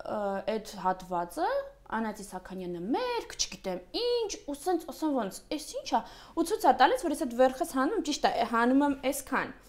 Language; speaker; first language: Armenian; early bilingual, other home language; Russian